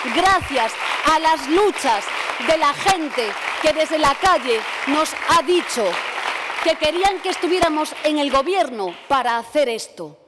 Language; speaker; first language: Spanish; native; Spanish